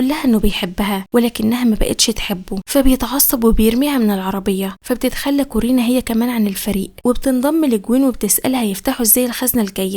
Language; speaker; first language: Arabic; native; Arabic